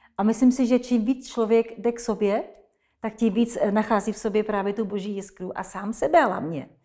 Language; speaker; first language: Czech; native; Czech